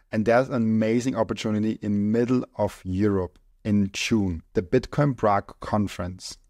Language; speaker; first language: English; non-native, fluent; German